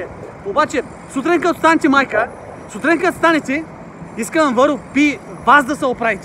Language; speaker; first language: Bulgarian; native; Bulgarian